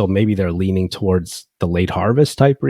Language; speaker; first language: English; native; English